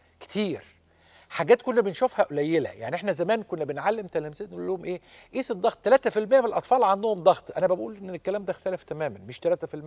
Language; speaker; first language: Arabic; native; Arabic